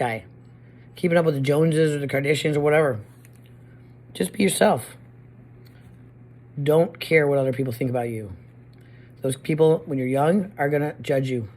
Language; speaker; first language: English; native; English